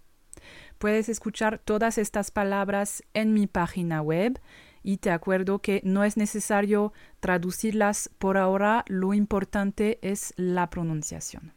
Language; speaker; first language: Spanish; non-native, fluent; French